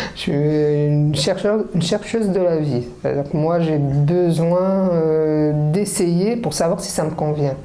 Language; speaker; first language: French; early bilingual, other home language; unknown